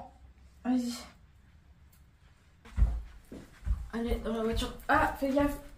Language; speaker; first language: French; native; French